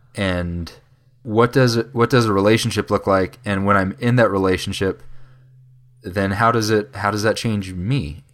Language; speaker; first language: English; native; English